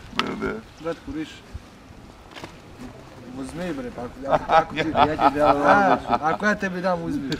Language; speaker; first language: Russian; non-native, learner; Serbian